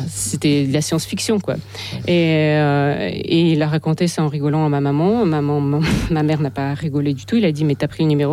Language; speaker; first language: French; non-native, fluent; Russian